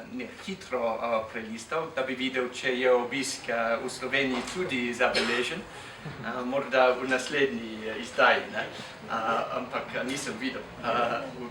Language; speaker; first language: Slovenian; non-native, fluent; English